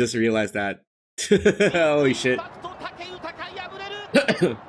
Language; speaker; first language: English; native; English